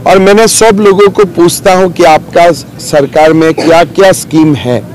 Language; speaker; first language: Hindi; non-native, local second language; Assamese